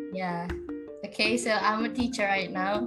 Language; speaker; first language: English; non-native, fluent; Indonesian